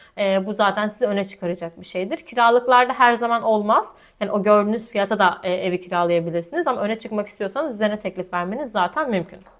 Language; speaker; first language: Turkish; native; Turkish